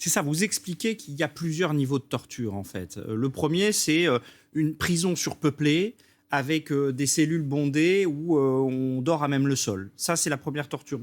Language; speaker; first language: French; native; French